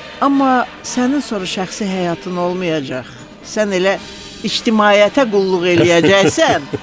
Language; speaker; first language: Azerbaijani; non-native, local second language; Russian